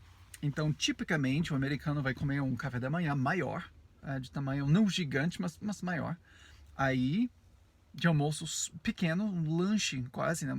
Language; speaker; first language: Portuguese; non-native, fluent; English